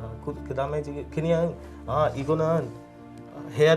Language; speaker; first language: Korean; non-native, learner; Urdu